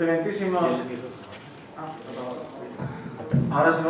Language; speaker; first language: Spanish; native; Spanish